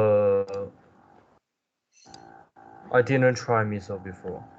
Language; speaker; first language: English; non-native, learner; Chinese